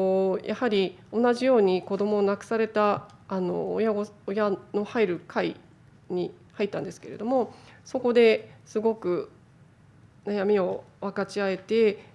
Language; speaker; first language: Japanese; native; Japanese